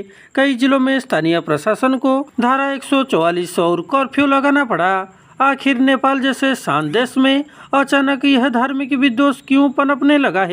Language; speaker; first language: Hindi; non-native, local second language; Odia